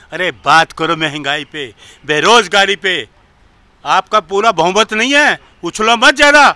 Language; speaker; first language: Hindi; native; Hindi